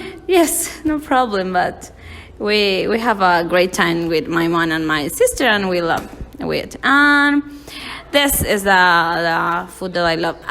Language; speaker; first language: English; non-native, learner; Spanish